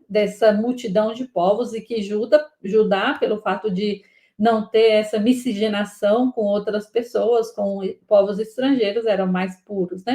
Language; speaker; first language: Portuguese; native; Portuguese